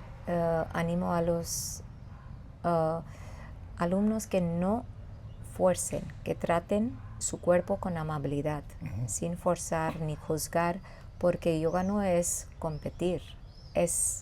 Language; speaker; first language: Spanish; non-native, fluent; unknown